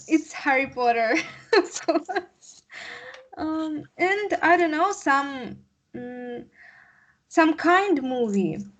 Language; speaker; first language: English; non-native, learner; Russian